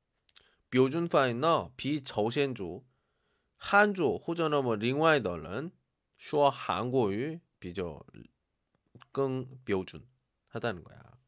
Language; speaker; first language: Chinese; non-native, learner; Korean